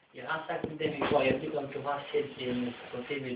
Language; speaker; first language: Danish; non-native, fluent; Arabic